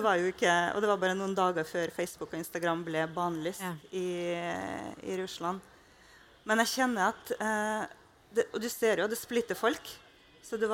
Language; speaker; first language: Norwegian; non-native, fluent; Russian